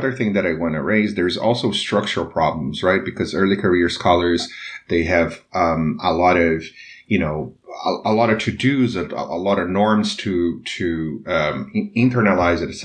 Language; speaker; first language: English; non-native, fluent; Portuguese